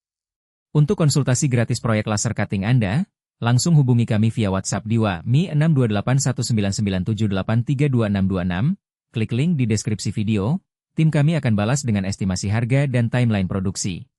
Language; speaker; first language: Indonesian; native; Indonesian